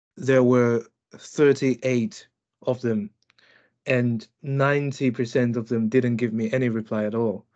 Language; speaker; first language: English; non-native, fluent; Chinese